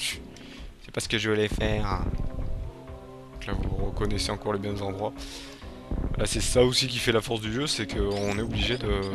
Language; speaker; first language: French; native; French